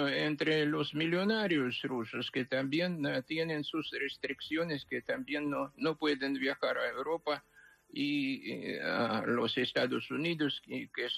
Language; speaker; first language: Spanish; non-native, fluent; Ukrainian